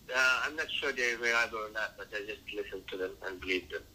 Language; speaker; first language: English; non-native, local second language; Filipino